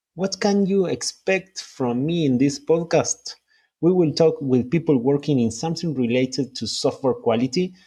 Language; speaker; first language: English; non-native, fluent; Spanish